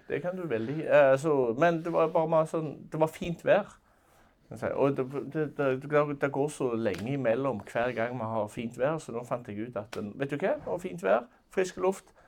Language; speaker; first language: Norwegian; native; Norwegian